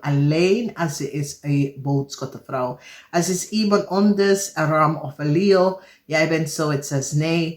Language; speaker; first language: Dutch; non-native, fluent; English